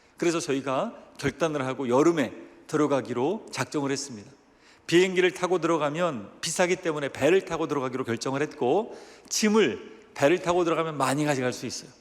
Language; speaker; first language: Korean; native; Korean